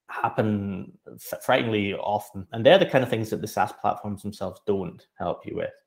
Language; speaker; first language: English; native; English